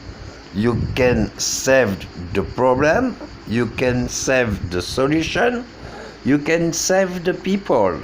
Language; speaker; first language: English; non-native, learner; French